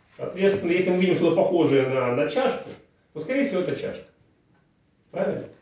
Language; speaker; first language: Russian; native; Russian